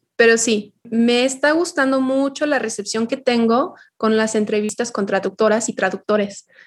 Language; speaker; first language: Spanish; non-native, fluent; English